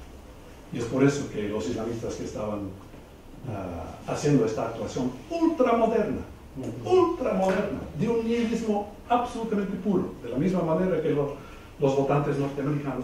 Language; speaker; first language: Spanish; non-native, fluent; English